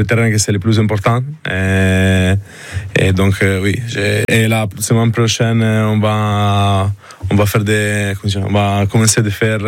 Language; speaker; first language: French; non-native, learner; Italian